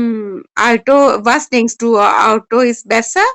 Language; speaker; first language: German; non-native, learner; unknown